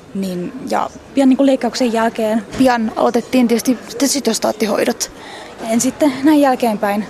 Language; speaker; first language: Finnish; native; Finnish